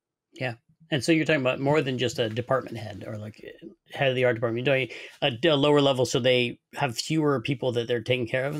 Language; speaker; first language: English; native; English